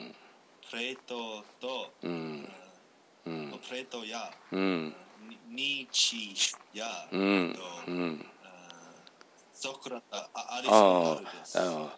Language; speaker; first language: Japanese; non-native, learner; English